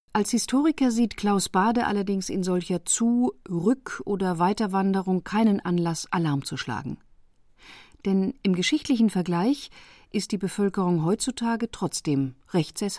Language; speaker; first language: German; native; German